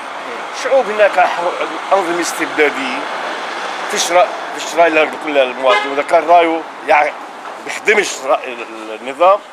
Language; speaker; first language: Arabic; native; Arabic